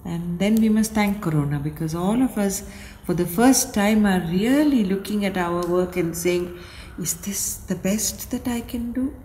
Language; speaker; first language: English; non-native, local second language; Kannada